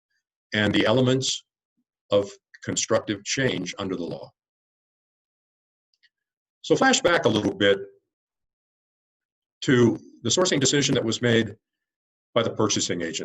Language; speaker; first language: English; native; English